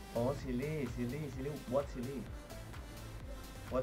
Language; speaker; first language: English; non-native, fluent; Indonesian